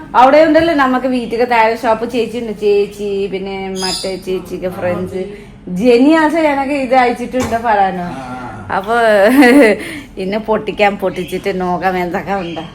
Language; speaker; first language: Malayalam; non-native, fluent; Nepali